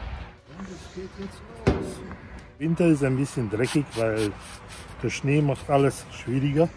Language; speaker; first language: German; non-native, fluent; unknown